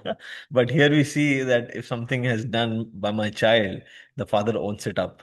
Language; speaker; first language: English; non-native, local second language; Hindi